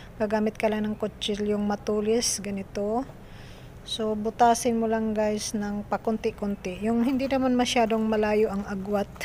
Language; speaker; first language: Filipino; non-native, local second language; Cebuano